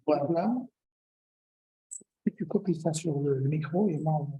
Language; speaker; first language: French; non-native, fluent; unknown